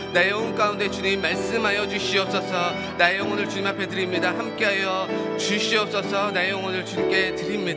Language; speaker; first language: Korean; native; Korean